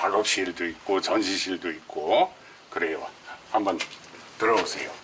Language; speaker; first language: Korean; non-native, fluent; German